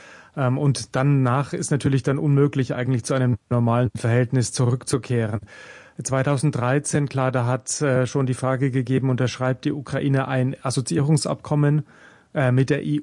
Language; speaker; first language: German; native; German